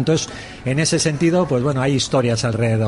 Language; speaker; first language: Spanish; native; Spanish